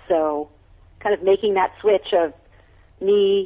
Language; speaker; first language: English; native; English